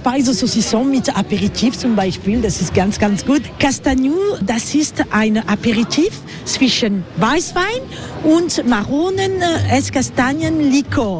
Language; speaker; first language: German; non-native, learner; French